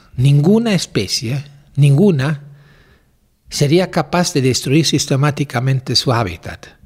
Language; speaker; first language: Spanish; non-native, fluent; German